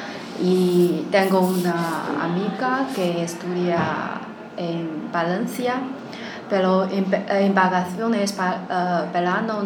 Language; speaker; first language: Spanish; non-native, learner; Chinese